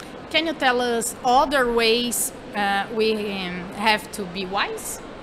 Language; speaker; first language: English; non-native, learner; Portuguese